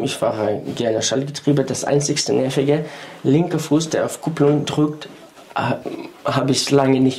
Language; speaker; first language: German; non-native, fluent; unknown